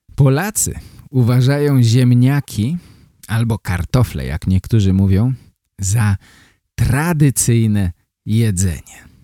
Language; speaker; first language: Polish; native; Polish